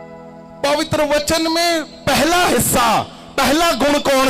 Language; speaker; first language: Hindi; non-native, local second language; Punjabi